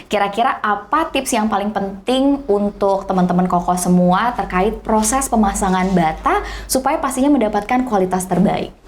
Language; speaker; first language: Indonesian; native; Indonesian